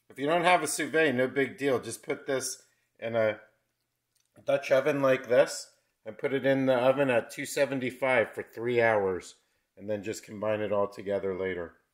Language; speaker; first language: English; native; English